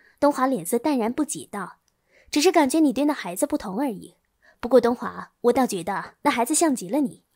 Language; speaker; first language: Chinese; native; Chinese